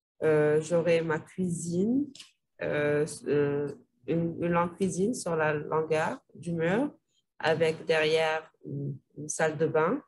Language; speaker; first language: French; non-native, local second language; Arabic